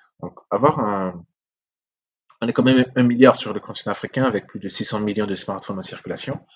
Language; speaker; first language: French; non-native, local second language; Sango